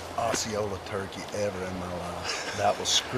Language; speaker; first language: English; native; English